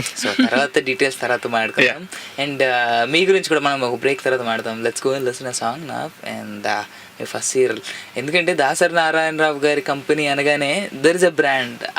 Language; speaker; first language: Telugu; native; Telugu